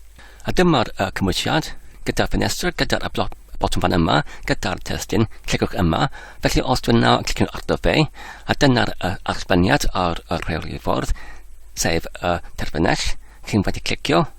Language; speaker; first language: Welsh; non-native, learner; English